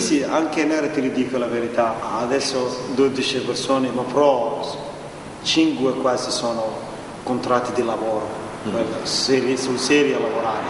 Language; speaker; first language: Italian; non-native, learner; Somali